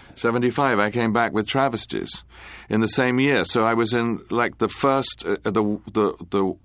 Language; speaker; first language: English; native; English